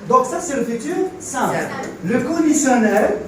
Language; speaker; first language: French; non-native, local second language; Arabic